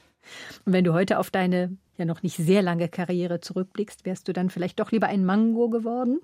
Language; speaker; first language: German; native; German